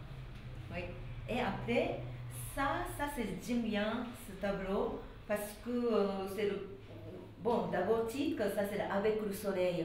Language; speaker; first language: French; non-native, learner; Japanese